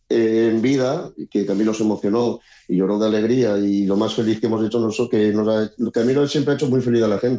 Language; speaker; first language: Spanish; native; Spanish